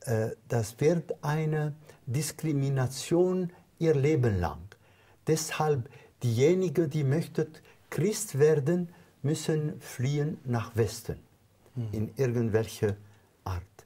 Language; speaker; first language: German; non-native, fluent; Arabic